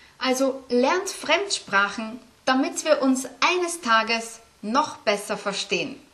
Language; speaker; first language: German; native; German